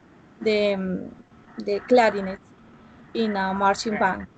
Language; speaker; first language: English; non-native, learner; Spanish